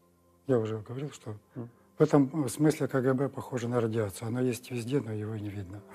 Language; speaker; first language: Russian; native; Russian